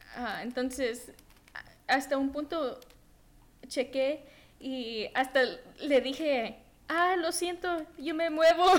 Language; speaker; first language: Spanish; early bilingual, heritage; Spanish